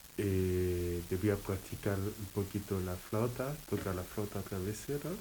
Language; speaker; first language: Spanish; non-native, learner; Haitian Creole